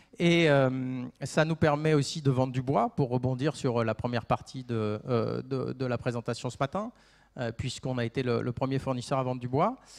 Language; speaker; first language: French; native; French